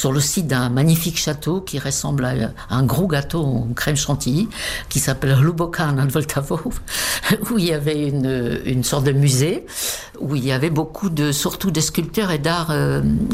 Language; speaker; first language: French; non-native, fluent; Czech